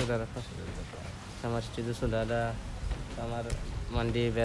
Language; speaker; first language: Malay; non-native, local second language; Rohingya